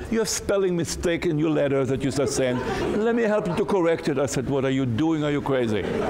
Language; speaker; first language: English; non-native, fluent; Hebrew